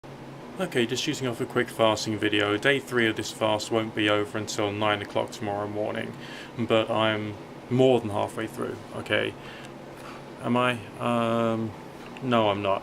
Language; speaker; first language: English; native; English